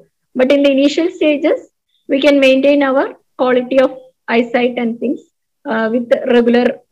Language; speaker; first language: English; non-native, local second language; Malayalam